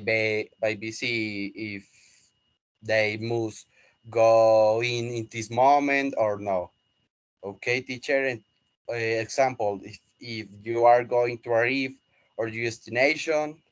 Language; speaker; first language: English; non-native, learner; Spanish